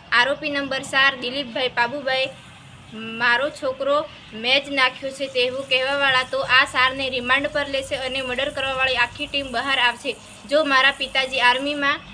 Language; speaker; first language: Gujarati; native; Gujarati